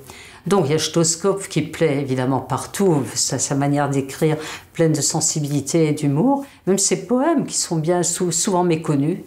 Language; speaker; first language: French; native; French